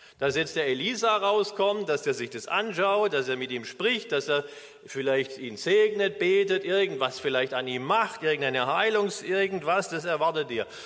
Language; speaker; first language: German; native; German